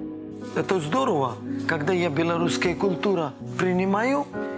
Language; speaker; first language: Russian; non-native, learner; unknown